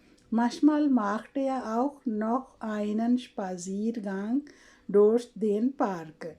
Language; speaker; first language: German; non-native, fluent; Urdu